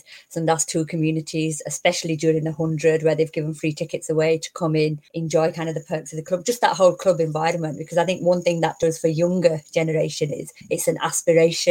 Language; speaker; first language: English; native; English